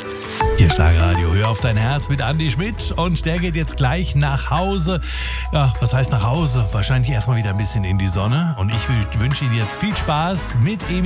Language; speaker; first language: German; native; German